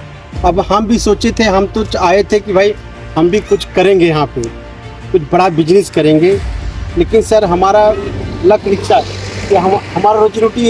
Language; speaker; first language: Hindi; native; Hindi